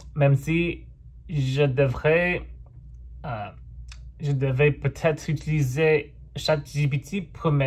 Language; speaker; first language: French; non-native, fluent; English